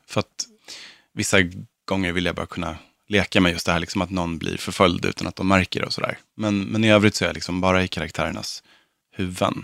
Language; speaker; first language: Swedish; native; Swedish